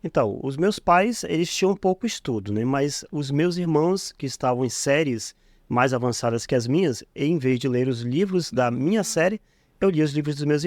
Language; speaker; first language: Portuguese; native; Portuguese